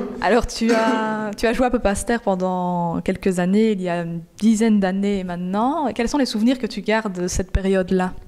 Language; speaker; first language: French; native; French